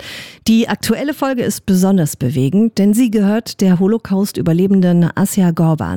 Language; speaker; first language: German; native; German